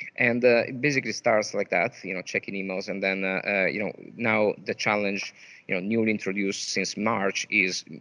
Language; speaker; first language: English; non-native, fluent; Italian